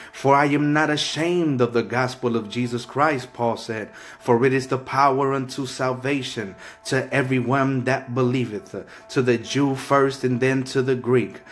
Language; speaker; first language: English; early bilingual, other home language; Spanish